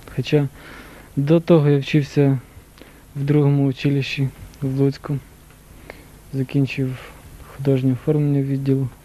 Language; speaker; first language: Ukrainian; native; Ukrainian